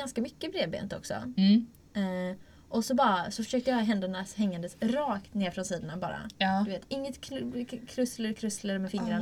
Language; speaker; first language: Swedish; native; Swedish